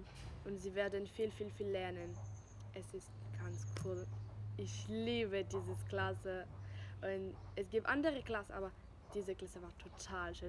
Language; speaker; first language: German; non-native, fluent; French